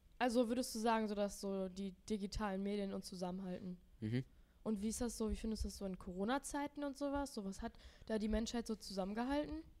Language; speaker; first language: German; native; German